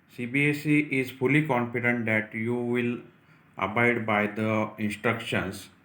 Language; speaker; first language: English; non-native, local second language; Marathi